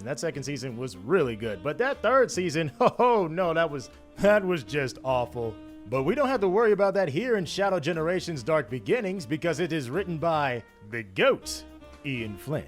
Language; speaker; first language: English; native; English